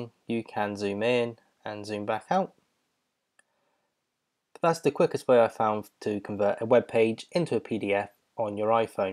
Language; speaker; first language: English; native; English